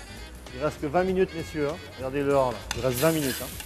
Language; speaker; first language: French; native; French